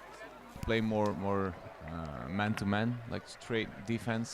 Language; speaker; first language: English; non-native, fluent; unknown